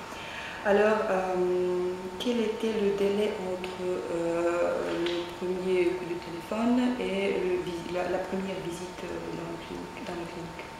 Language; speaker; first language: French; non-native, fluent; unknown